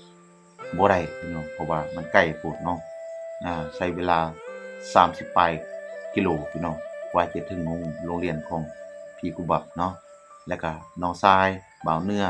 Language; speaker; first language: Thai; non-native, local second language; Lao